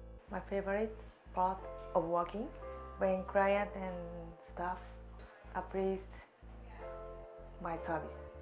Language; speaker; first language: English; non-native, learner; Japanese